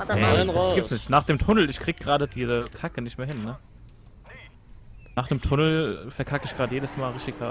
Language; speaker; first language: German; native; German